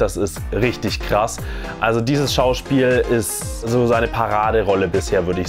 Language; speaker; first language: German; native; German